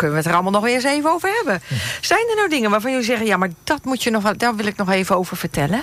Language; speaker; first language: Dutch; native; Dutch